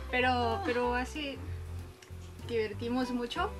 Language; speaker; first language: Spanish; non-native, fluent; Korean